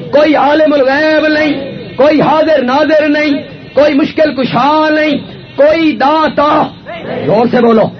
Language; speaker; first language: Urdu; non-native, local second language; Punjabi